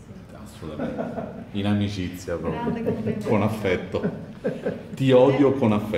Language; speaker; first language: Italian; native; Italian